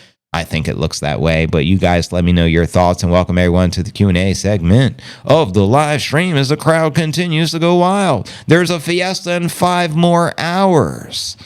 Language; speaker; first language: English; native; English